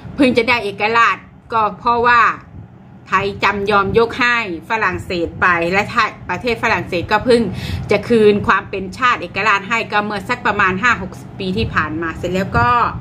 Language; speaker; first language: Thai; native; Thai